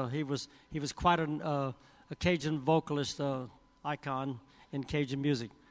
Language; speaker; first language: English; early bilingual, other home language; French